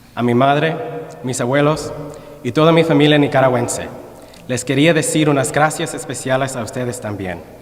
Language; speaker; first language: Spanish; early bilingual, other home language; English